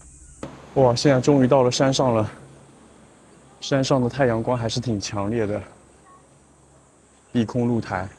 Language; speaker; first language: Chinese; native; Chinese